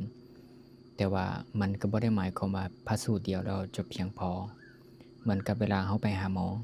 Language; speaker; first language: Thai; non-native, local second language; Northeastern Thai